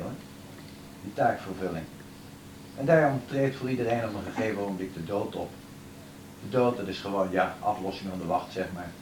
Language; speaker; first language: Dutch; native; Dutch